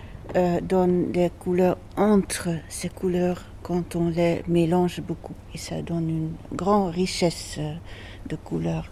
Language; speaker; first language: French; non-native, learner; Dutch